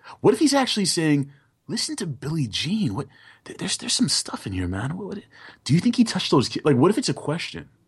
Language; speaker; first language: English; early bilingual, other home language; Haitian Creole